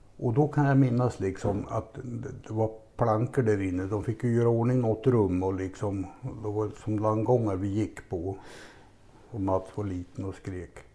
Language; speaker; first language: Swedish; native; Swedish